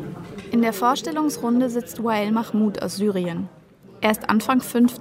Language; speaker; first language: German; native; German